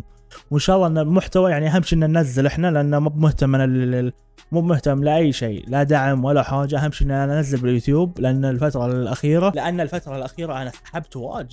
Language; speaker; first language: Arabic; native; Arabic